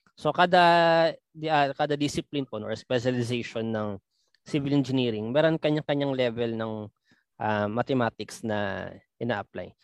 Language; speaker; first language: Filipino; non-native, local second language; Pampanga